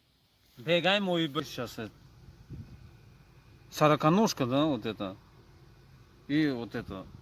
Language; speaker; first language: Russian; non-native, learner; Tajik